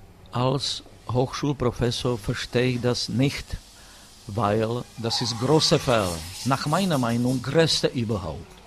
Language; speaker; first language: German; non-native, fluent; Czech